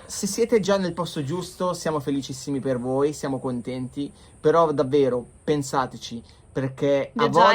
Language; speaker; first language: Italian; native; Italian